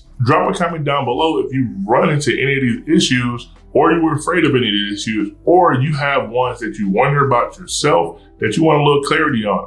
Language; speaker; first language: English; native; English